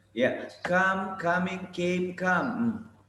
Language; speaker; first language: English; non-native, fluent; Indonesian